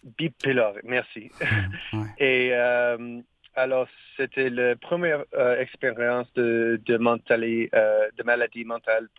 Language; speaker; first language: French; non-native, learner; English